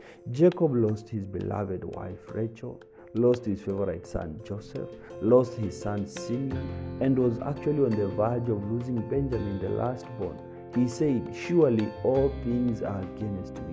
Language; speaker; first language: English; non-native, local second language; Kamba